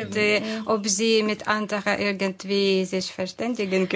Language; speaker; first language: German; non-native, fluent; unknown